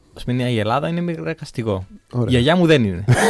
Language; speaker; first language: Greek; native; Greek